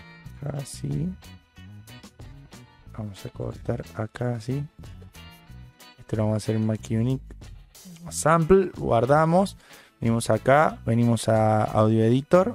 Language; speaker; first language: Spanish; native; Spanish